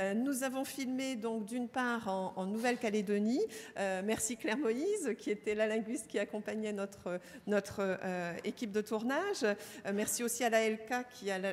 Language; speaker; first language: French; native; French